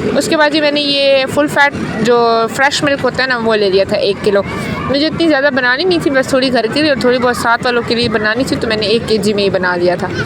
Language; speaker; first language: Urdu; native; Urdu